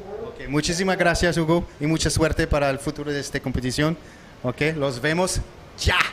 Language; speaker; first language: Spanish; non-native, learner; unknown